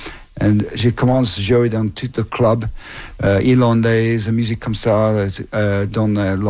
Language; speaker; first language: French; non-native, learner; English